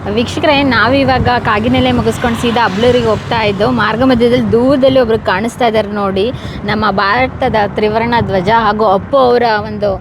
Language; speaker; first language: Kannada; native; Kannada